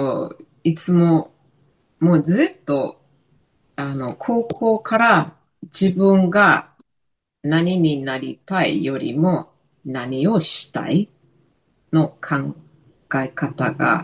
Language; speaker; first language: Japanese; non-native, fluent; English